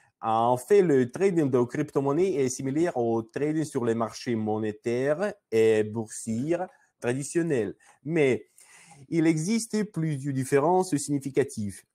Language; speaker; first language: French; non-native, learner; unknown